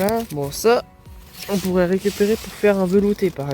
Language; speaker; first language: French; native; French